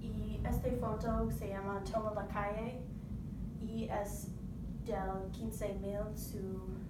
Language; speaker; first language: Spanish; non-native, learner; English